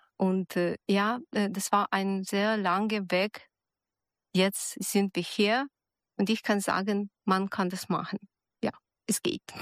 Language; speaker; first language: German; non-native, fluent; Ukrainian